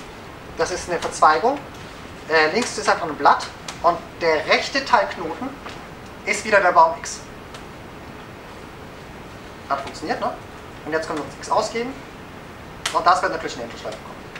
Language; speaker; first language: German; native; German